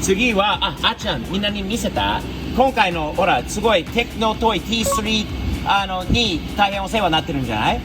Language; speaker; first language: Japanese; non-native, fluent; English